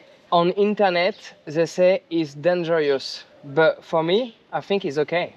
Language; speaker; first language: English; non-native, learner; French